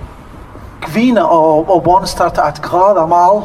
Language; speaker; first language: Danish; non-native, learner; Arabic